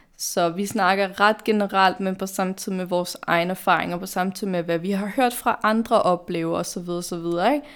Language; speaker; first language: Danish; early bilingual, other home language; Arabic